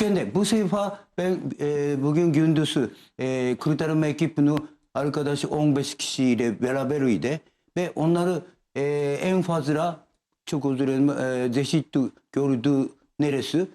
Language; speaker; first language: Turkish; non-native, learner; Japanese